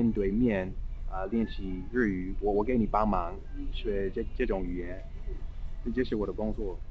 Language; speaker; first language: Chinese; non-native, fluent; English